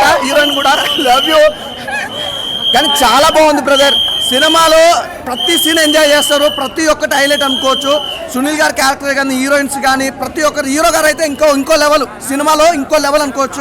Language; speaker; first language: Telugu; native; Telugu